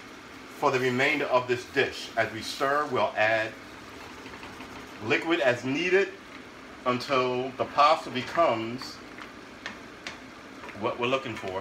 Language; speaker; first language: English; native; English